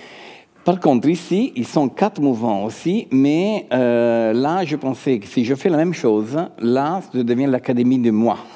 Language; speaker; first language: French; non-native, fluent; Italian